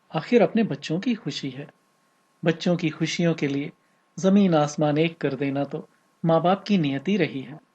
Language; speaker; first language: Hindi; native; Hindi